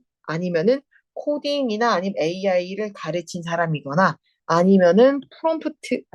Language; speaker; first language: Korean; native; Korean